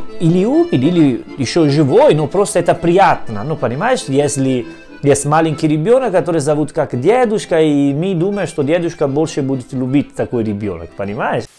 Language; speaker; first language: Russian; non-native, learner; Italian